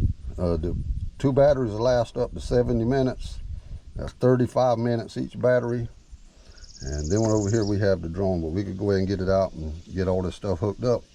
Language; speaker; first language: English; native; English